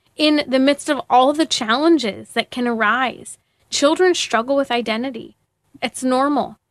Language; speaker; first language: English; native; English